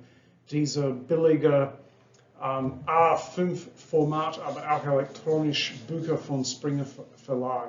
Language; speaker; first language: German; non-native, fluent; English